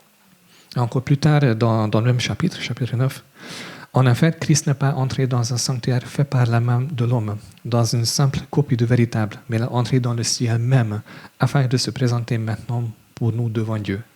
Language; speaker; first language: French; non-native, fluent; English